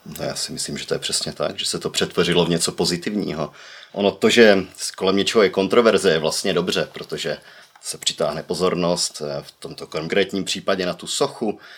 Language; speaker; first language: Czech; native; Czech